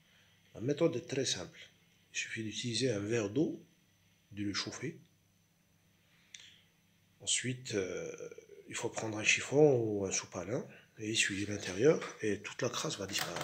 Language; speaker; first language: French; non-native, local second language; Arabic